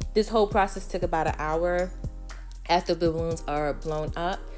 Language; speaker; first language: English; native; English